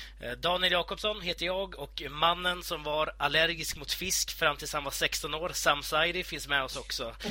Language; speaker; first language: Swedish; native; Swedish